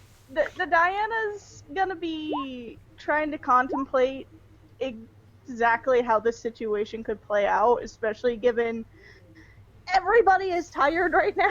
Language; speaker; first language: English; native; English